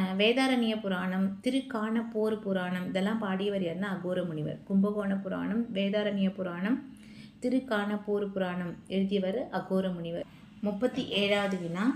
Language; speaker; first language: Tamil; native; Tamil